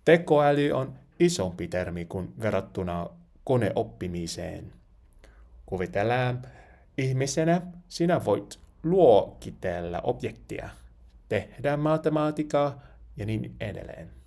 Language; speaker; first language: Finnish; non-native, learner; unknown